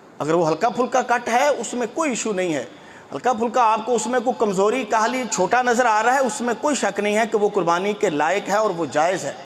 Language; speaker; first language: Urdu; non-native, local second language; Punjabi